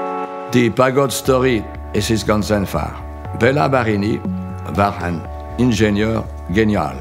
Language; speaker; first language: German; non-native, fluent; French